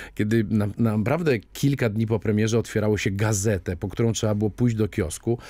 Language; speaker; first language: Polish; native; Polish